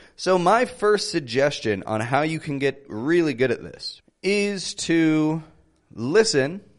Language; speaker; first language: English; native; English